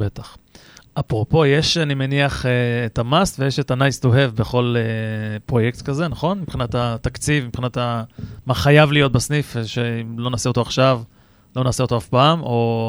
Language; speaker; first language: Hebrew; native; Hebrew